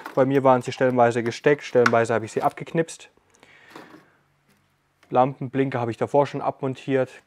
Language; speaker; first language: German; native; German